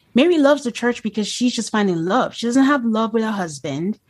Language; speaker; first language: English; non-native, local second language; Yoruba